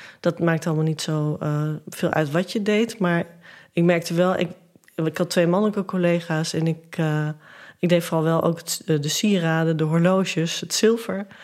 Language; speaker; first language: Dutch; native; Dutch